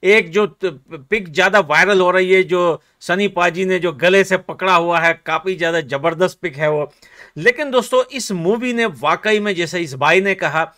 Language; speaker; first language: Hindi; native; Hindi